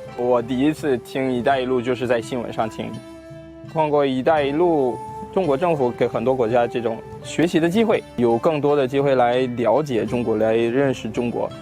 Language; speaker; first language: Chinese; non-native, fluent; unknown